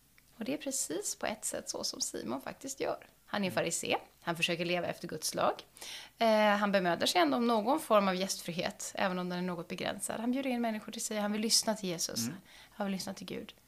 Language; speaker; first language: Swedish; native; Swedish